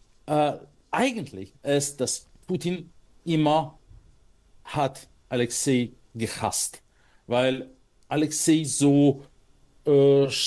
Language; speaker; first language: German; non-native, fluent; Russian